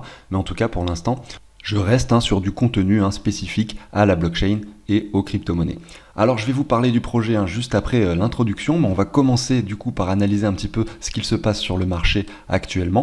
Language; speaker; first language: French; native; French